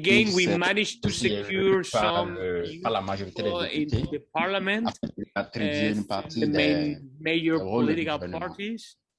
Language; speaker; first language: English; non-native, fluent; Kabuverdianu